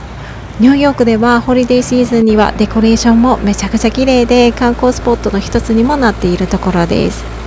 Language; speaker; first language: Japanese; native; Japanese